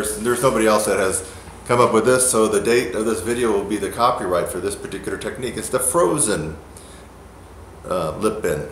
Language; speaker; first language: English; native; English